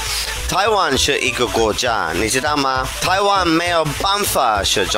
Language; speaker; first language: Chinese; non-native, learner; English